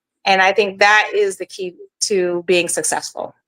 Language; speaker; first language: English; native; English